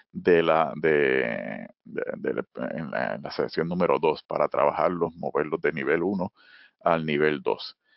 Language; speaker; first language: Spanish; native; Spanish